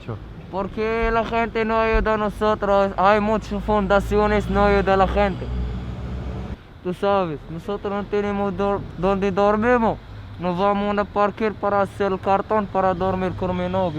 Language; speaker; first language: Spanish; non-native, learner; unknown